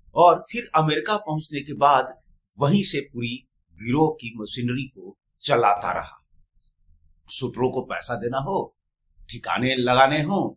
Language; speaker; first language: Hindi; native; Hindi